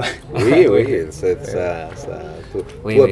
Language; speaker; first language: French; non-native, fluent; Italian